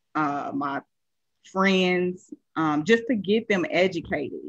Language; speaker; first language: English; native; English